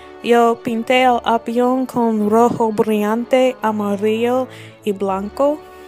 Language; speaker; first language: Spanish; non-native, learner; English